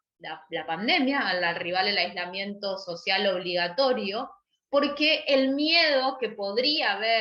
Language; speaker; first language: Spanish; native; Spanish